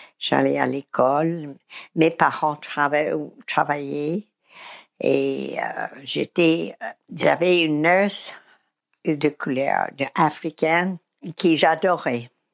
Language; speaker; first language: French; non-native, fluent; English